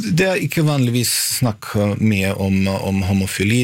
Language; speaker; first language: Norwegian; non-native, fluent; Bosnian